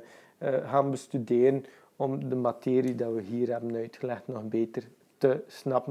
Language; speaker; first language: Dutch; native; Dutch